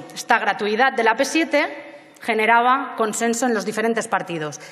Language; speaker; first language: Spanish; native; Spanish